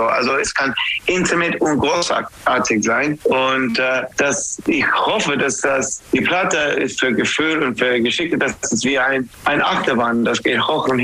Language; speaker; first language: German; non-native, fluent; English